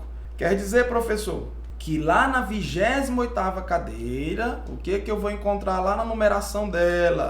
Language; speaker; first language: Portuguese; native; Portuguese